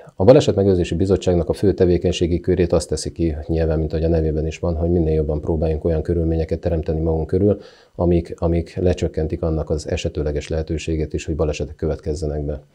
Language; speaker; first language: Hungarian; native; Hungarian